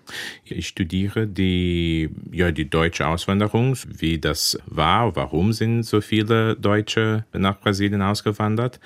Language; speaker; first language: German; early bilingual, heritage; German